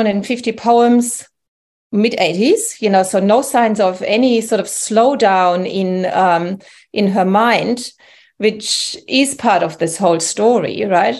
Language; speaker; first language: English; non-native, fluent; German